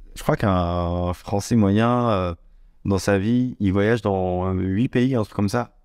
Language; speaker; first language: French; native; French